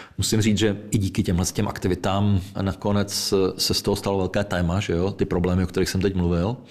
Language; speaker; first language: Czech; native; Czech